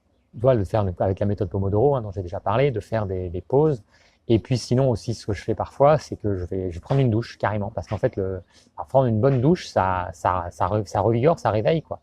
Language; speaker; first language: French; native; French